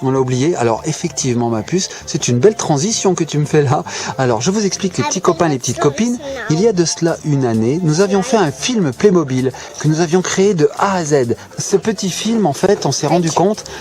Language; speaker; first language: French; native; French